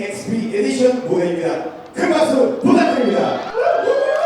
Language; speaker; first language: Korean; non-native, fluent; Spanish